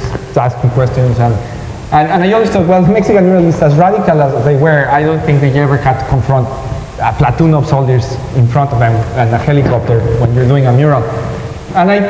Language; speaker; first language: English; non-native, fluent; Spanish